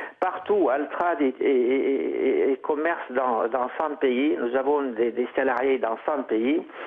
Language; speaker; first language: French; non-native, fluent; Arabic